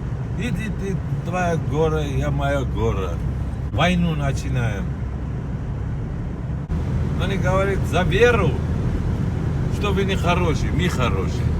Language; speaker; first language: Russian; non-native, learner; Armenian